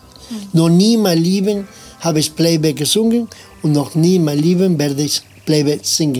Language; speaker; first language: German; non-native, fluent; Spanish